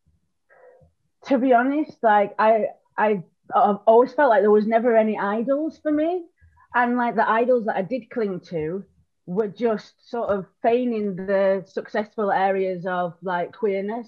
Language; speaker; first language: English; native; English